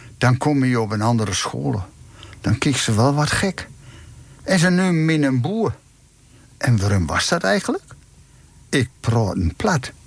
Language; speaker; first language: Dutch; native; Dutch